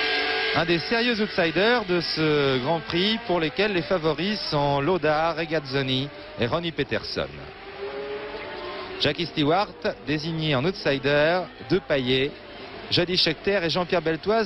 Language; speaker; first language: French; native; French